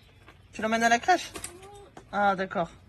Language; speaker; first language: French; native; French